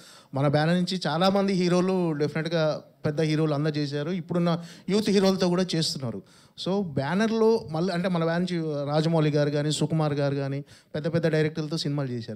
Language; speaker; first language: Telugu; native; Telugu